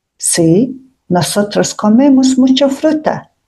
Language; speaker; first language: Spanish; non-native, fluent; Mongolian